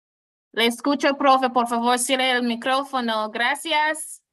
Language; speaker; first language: Spanish; non-native, fluent; English